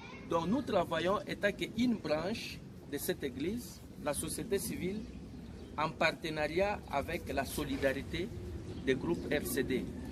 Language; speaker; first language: French; non-native, local second language; Lingala